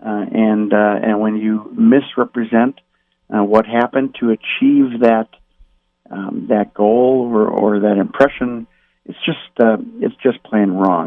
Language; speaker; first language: English; native; English